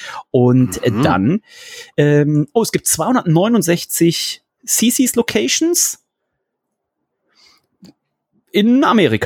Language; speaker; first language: German; native; German